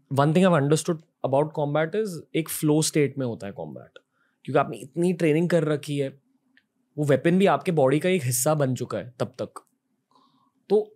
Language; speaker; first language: Hindi; native; Hindi